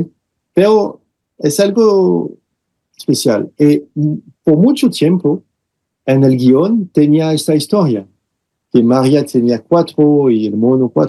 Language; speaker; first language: Spanish; non-native, fluent; French